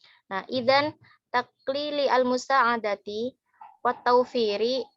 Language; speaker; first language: Arabic; non-native, learner; Indonesian